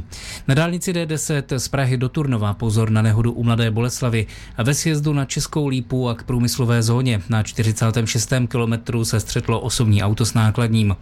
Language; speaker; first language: Czech; native; Czech